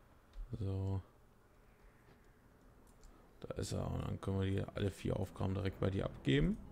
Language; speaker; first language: German; native; German